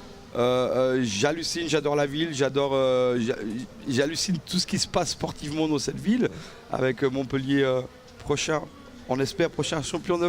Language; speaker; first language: French; native; French